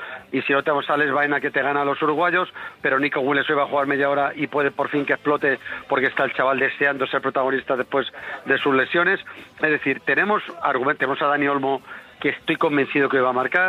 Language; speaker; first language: Spanish; native; Spanish